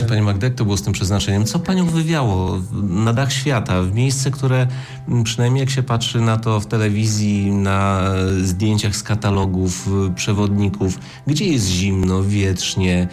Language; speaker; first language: Polish; native; Polish